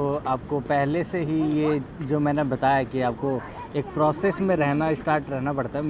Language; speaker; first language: Hindi; native; Hindi